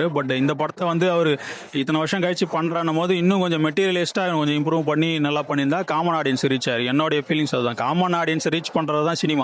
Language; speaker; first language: Tamil; native; Tamil